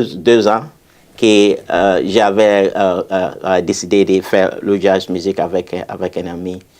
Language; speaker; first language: French; non-native, fluent; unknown